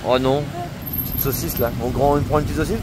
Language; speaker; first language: French; native; French